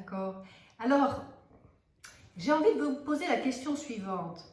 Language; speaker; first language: French; native; French